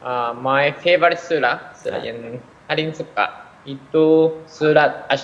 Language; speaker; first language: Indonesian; non-native, fluent; Japanese